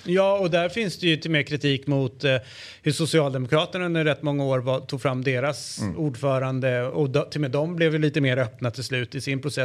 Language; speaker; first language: Swedish; native; Swedish